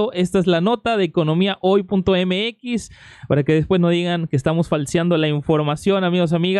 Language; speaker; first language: Spanish; native; Spanish